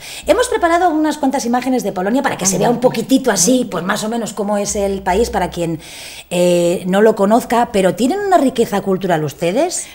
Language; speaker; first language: Spanish; native; Spanish